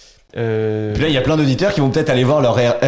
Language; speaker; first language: French; native; French